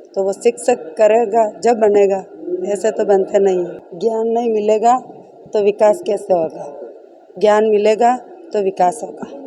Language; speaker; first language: Hindi; native; Hindi